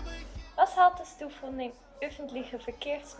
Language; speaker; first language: German; non-native, learner; Dutch